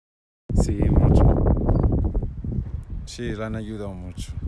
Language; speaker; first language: Spanish; non-native, learner; Arabic